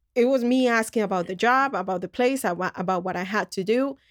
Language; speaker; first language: English; early bilingual, other home language; Spanish